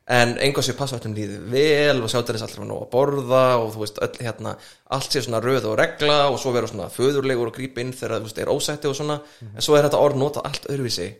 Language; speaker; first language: Icelandic; native; Icelandic